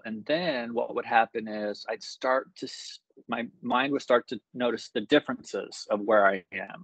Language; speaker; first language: English; native; English